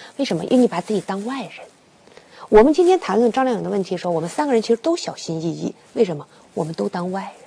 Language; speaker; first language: Chinese; native; Chinese